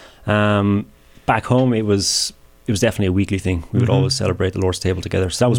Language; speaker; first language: English; native; English